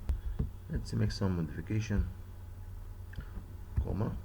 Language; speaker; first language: English; non-native, fluent; Arabic